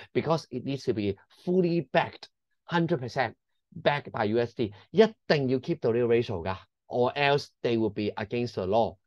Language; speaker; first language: English; non-native, local second language; Cantonese